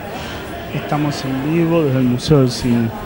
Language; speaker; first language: Spanish; native; Spanish